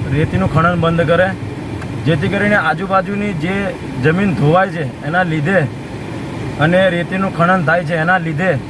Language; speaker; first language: Gujarati; non-native, local second language; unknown